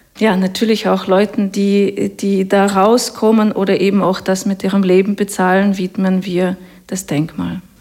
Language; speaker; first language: German; non-native, fluent; Russian